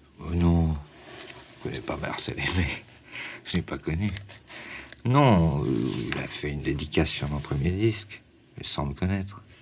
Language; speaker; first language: French; native; French